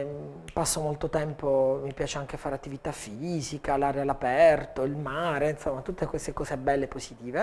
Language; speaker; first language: Italian; native; Italian